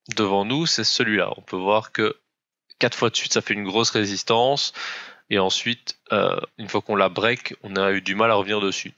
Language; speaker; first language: French; native; French